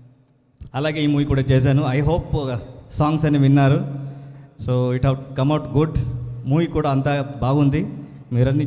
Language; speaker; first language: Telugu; non-native, learner; Kannada